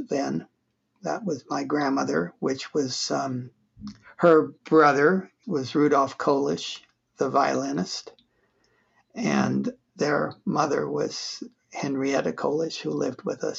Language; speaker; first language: English; native; English